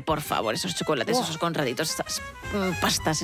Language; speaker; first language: Spanish; native; Spanish